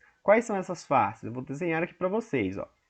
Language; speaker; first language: Portuguese; native; Portuguese